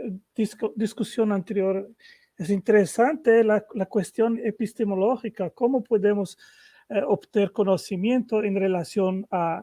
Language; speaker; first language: Spanish; non-native, fluent; Portuguese